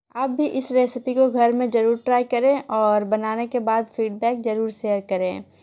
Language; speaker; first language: Hindi; native; Hindi